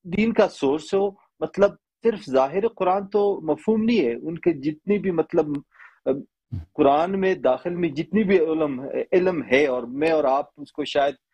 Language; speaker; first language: Urdu; native; Urdu